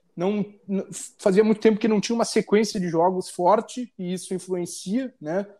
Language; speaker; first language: Portuguese; native; Portuguese